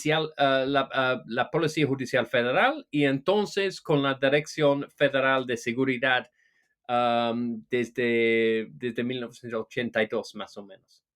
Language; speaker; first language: Spanish; non-native, fluent; English